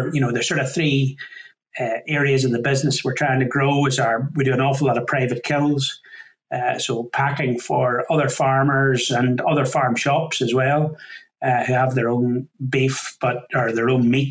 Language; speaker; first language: English; native; English